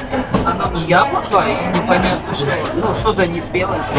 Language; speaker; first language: Russian; native; Russian